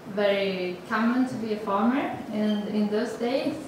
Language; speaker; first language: English; non-native, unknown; Swedish